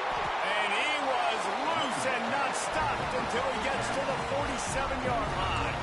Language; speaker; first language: English; native; English